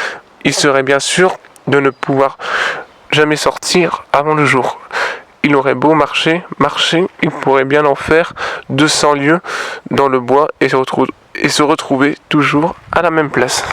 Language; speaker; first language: French; native; French